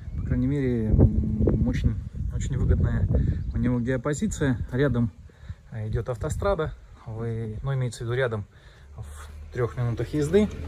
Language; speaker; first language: Russian; native; Russian